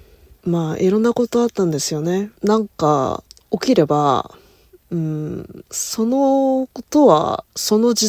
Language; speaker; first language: Japanese; non-native, learner; Korean